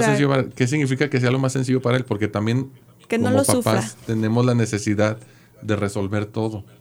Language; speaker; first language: Spanish; native; Spanish